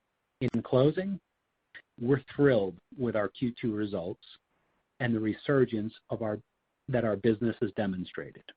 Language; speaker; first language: English; native; English